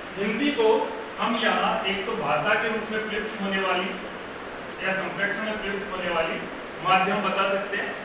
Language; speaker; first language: Hindi; native; Hindi